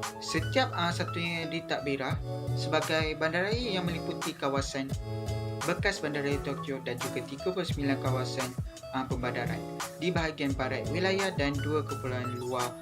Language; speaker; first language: Malay; native; Malay